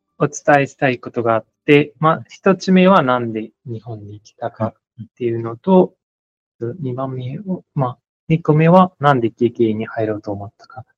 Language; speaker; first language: Japanese; non-native, fluent; Nepali